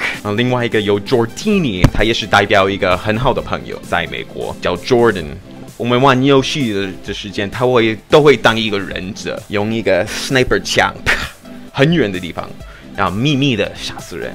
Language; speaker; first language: Chinese; non-native, fluent; English